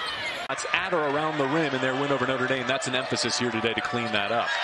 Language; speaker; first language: English; native; English